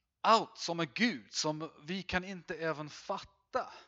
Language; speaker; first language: Swedish; non-native, fluent; English